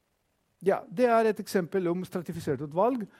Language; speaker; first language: Norwegian; non-native, fluent; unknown